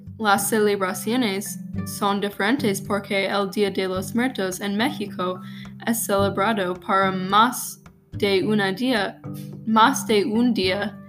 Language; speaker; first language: Spanish; non-native, learner; English